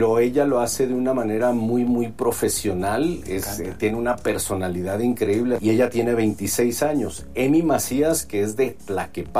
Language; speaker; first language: Spanish; native; Spanish